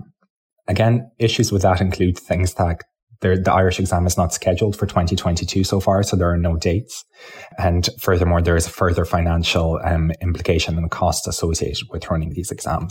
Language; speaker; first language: English; non-native, local second language; Lithuanian